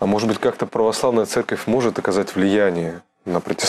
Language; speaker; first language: Russian; native; Russian